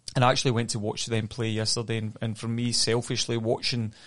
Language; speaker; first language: English; native; English